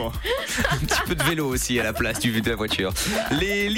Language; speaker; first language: French; native; French